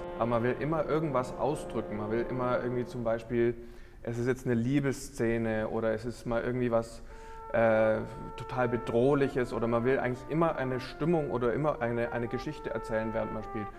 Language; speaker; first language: German; native; German